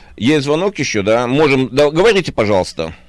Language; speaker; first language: Russian; native; Russian